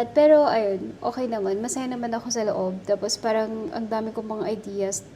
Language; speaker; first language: Filipino; native; Filipino